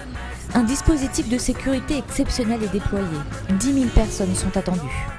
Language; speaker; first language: French; native; French